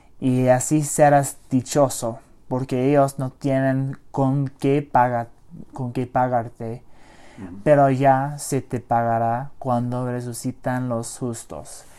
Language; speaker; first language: Spanish; early bilingual, heritage; English